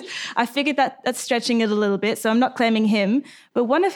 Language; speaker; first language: English; native; English